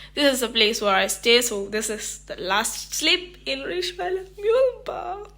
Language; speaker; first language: English; non-native, local second language; Malayalam